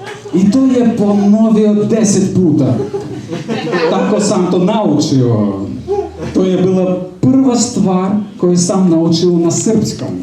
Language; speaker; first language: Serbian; non-native, fluent; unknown